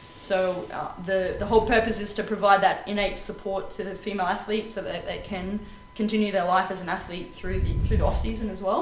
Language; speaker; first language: English; native; English